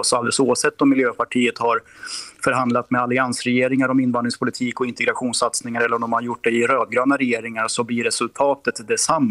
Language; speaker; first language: Swedish; native; Swedish